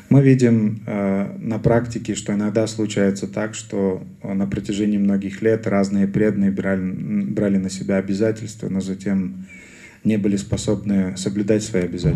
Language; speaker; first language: Russian; native; Russian